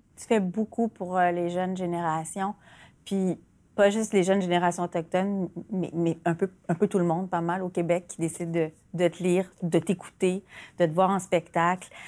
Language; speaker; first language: French; native; French